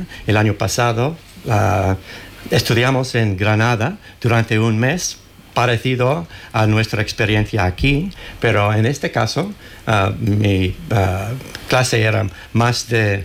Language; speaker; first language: Spanish; non-native, fluent; English